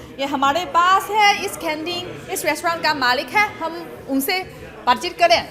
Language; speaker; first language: Hindi; non-native, fluent; Chinese